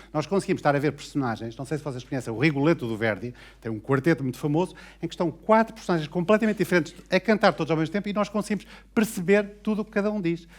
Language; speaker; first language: Portuguese; native; Portuguese